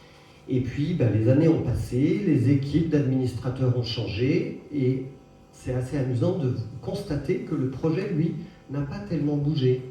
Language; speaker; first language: French; native; French